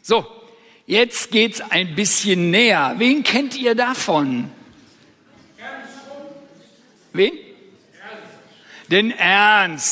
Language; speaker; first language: German; native; German